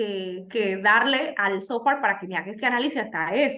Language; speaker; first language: Spanish; native; Spanish